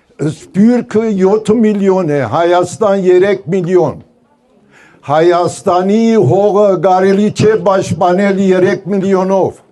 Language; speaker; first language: Armenian; non-native, local second language; Turkish